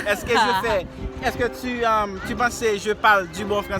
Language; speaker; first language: French; non-native, learner; Haitian Creole